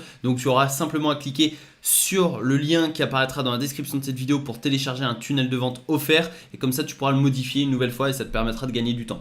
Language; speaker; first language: French; native; French